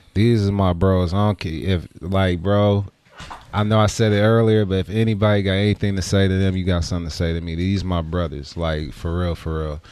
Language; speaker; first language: English; native; English